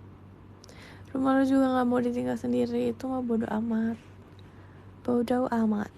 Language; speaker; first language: Indonesian; native; Indonesian